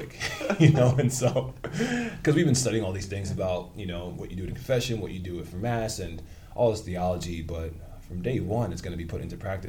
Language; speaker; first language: English; native; English